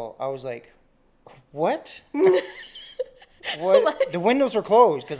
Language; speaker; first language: English; native; English